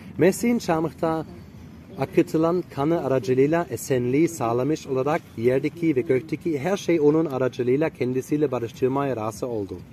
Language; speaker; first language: Turkish; non-native, fluent; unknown